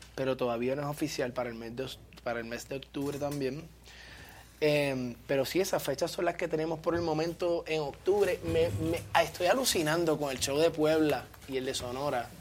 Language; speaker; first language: Spanish; native; Spanish